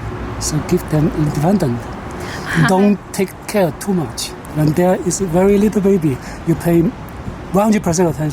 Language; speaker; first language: English; non-native, learner; Chinese